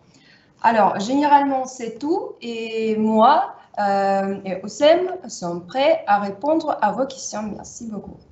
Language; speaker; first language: French; non-native, fluent; Russian